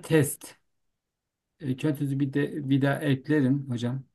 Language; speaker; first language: German; non-native, learner; Turkish